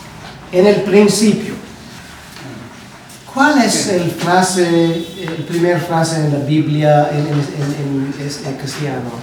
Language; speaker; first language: Spanish; non-native, learner; Hebrew